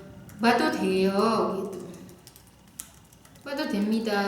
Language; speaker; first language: Korean; non-native, fluent; Indonesian